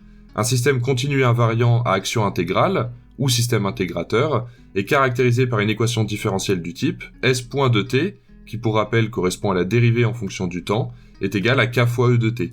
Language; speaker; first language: French; native; French